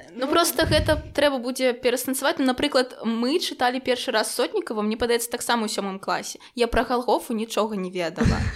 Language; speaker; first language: Belarusian; non-native, local second language; Russian